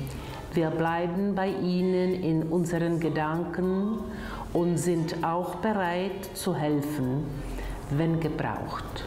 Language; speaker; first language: German; non-native, fluent; Czech